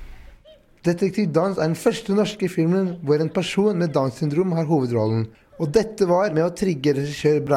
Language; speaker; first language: Norwegian; native; Norwegian